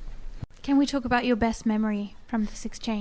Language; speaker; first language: English; non-native, learner; French